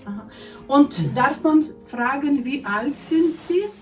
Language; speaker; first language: German; non-native, learner; Lithuanian